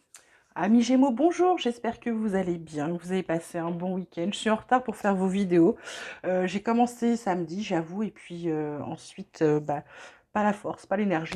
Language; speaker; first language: French; native; French